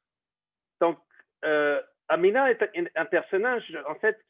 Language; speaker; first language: French; non-native, fluent; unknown